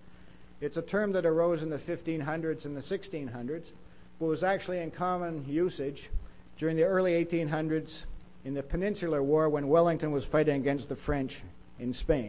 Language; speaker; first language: English; native; English